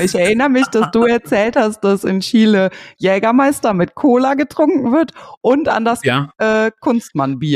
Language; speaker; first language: German; native; German